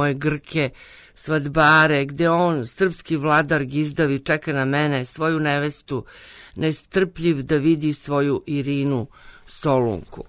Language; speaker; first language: Serbian; native; Serbian